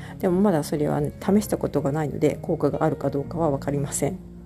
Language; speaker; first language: Japanese; native; Japanese